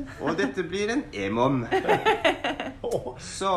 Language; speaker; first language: Norwegian; non-native, fluent; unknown